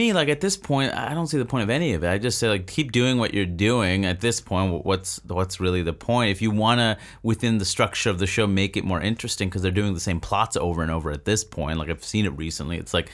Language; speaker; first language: English; native; English